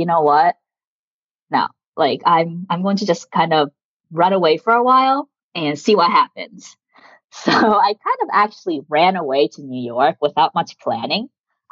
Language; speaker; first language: English; early bilingual, other home language; Japanese